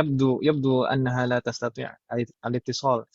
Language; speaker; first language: Arabic; non-native, fluent; Indonesian